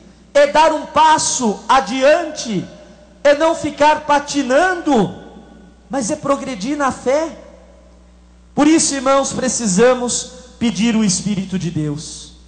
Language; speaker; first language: Portuguese; native; Portuguese